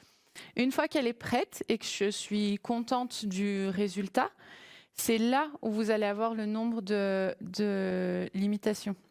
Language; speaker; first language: French; native; French